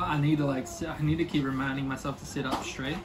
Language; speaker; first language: English; native; English